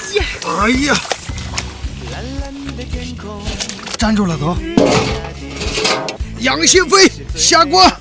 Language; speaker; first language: Chinese; native; Chinese